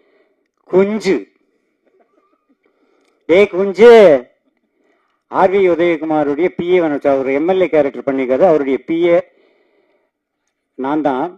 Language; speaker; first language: Tamil; native; Tamil